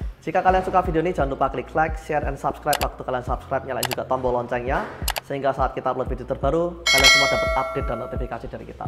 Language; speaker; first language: Indonesian; native; Indonesian